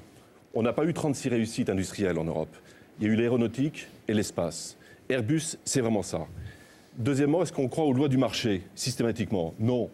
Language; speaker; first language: French; native; French